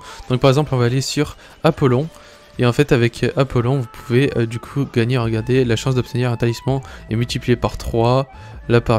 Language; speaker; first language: French; native; French